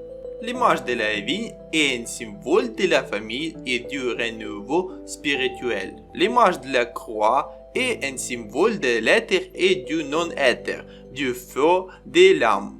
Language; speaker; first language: French; non-native, learner; Ukrainian